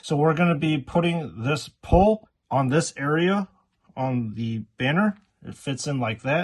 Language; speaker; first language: English; native; English